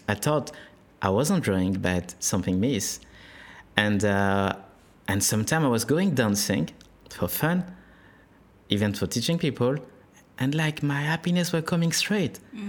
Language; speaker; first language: English; non-native, fluent; French